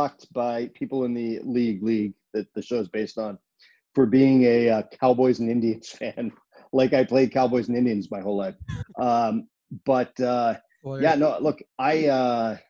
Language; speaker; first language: English; native; English